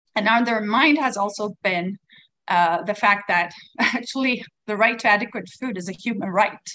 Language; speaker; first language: English; non-native, fluent; Swedish